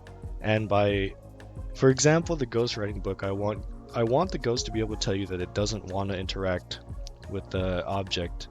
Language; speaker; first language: English; native; English